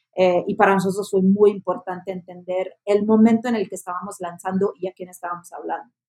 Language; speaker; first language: Spanish; non-native, fluent; Italian